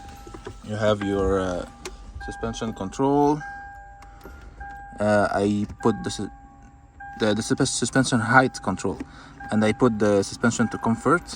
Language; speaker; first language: English; non-native, fluent; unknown